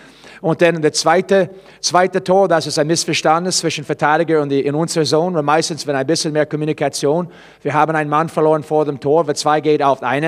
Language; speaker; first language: German; non-native, fluent; English